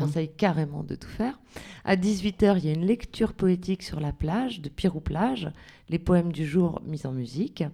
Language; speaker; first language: French; native; French